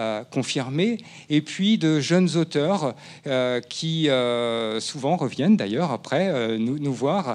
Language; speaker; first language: French; native; French